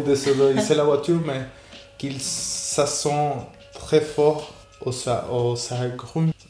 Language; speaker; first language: French; non-native, fluent; Spanish